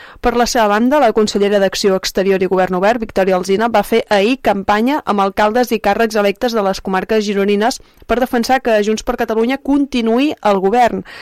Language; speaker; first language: Catalan; native; Catalan